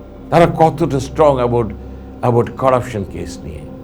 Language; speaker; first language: English; non-native, local second language; Bangla